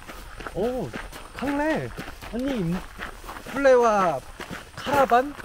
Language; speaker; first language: Thai; non-native, learner; Korean